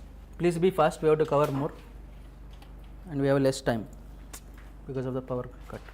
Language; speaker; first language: English; non-native, local second language; Telugu